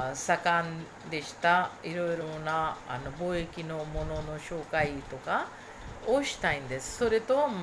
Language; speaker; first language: Japanese; non-native, fluent; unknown